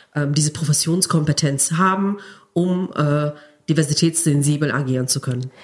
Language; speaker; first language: German; native; German